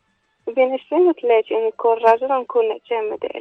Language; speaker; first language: Arabic; native; Arabic